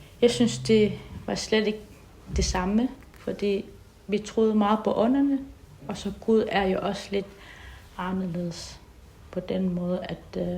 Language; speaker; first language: Danish; non-native, local second language; Kalaallisut